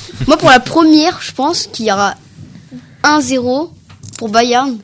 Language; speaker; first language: French; native; French